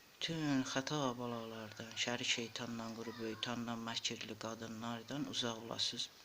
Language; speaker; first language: Azerbaijani; native; Azerbaijani